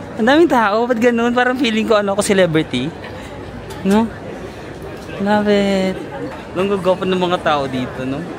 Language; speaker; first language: Filipino; non-native, local second language; Waray